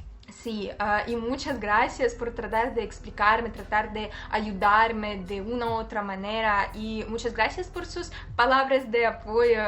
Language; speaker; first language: Spanish; non-native, fluent; Russian